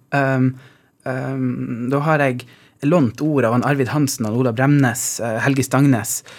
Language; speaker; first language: Norwegian; native; Norwegian